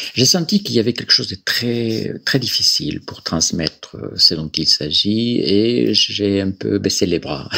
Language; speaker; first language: French; non-native, fluent; Spanish